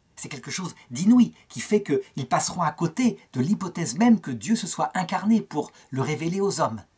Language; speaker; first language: French; native; French